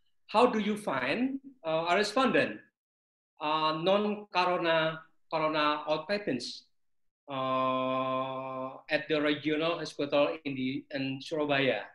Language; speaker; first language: English; non-native, learner; Indonesian